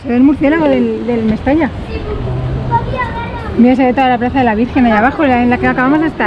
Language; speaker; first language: Spanish; native; Spanish